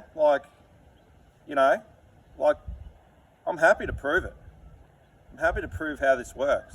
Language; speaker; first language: English; native; English